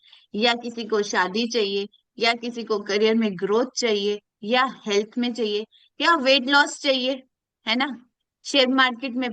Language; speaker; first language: Hindi; native; Hindi